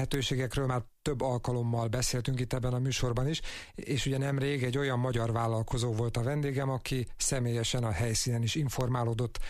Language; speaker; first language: Hungarian; native; Hungarian